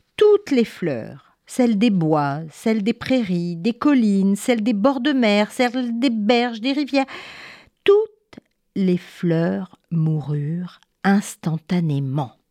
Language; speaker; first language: French; native; French